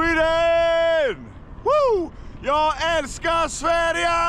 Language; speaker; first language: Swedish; non-native, learner; English